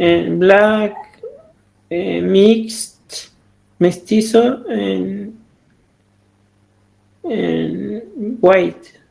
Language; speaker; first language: English; non-native, learner; Spanish